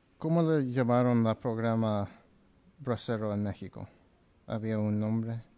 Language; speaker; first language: Spanish; early bilingual, heritage; Spanish